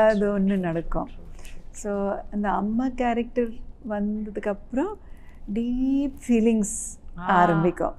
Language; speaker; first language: Tamil; non-native, local second language; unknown